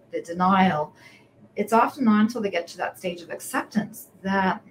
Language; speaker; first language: English; native; English